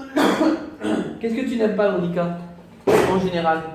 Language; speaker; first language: French; non-native, fluent; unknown